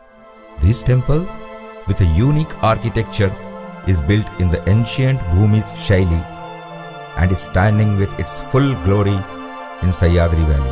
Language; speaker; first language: English; non-native, local second language; Marathi